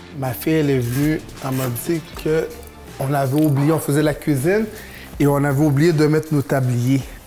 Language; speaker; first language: French; native; French